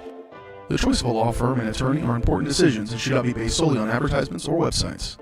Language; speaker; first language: English; native; English